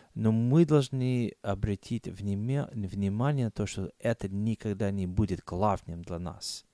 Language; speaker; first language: Russian; non-native, fluent; English